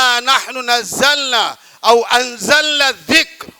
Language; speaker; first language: Arabic; non-native, fluent; Urdu